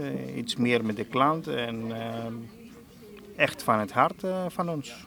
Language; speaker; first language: Dutch; non-native, fluent; Greek